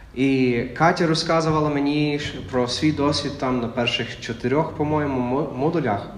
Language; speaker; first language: Ukrainian; non-native, fluent; English